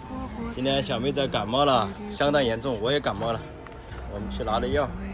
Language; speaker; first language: Chinese; native; Chinese